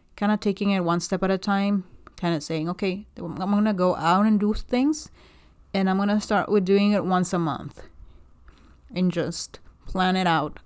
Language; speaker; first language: English; non-native, fluent; Spanish